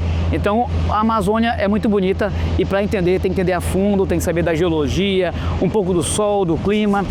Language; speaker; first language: Portuguese; native; Portuguese